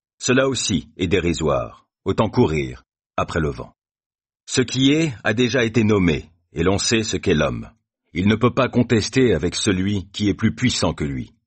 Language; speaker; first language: French; native; French